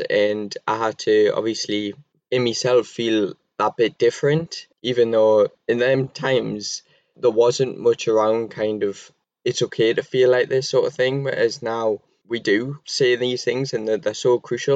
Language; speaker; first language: English; native; English